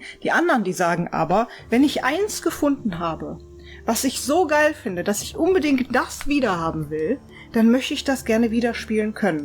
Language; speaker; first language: German; native; German